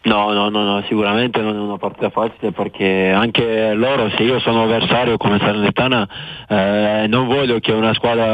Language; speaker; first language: Italian; non-native, fluent; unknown